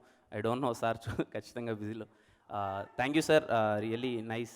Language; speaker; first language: Telugu; native; Telugu